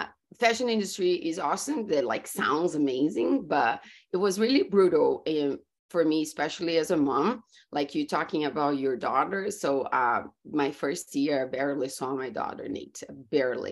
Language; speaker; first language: English; non-native, fluent; Portuguese